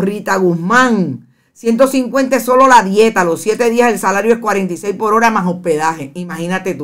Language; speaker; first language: Spanish; native; Spanish